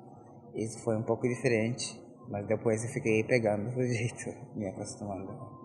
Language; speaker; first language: Portuguese; non-native, fluent; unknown